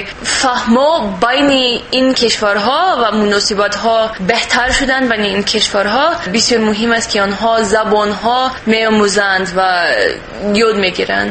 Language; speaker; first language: Persian; non-native, learner; English